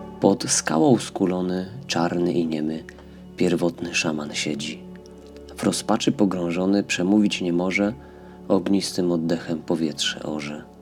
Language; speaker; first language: Polish; native; Polish